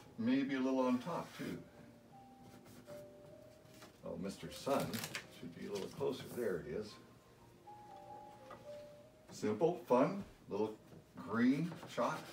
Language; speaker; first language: English; native; English